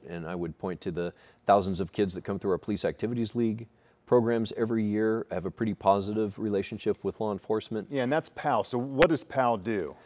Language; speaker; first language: English; native; English